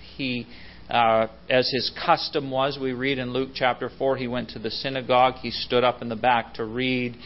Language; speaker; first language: English; native; English